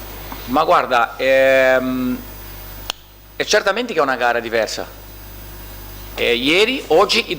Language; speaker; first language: Italian; non-native, fluent; Portuguese